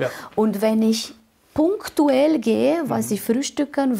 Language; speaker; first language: German; non-native, fluent; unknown